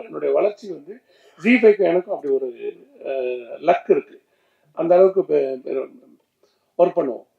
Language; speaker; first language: Tamil; native; Tamil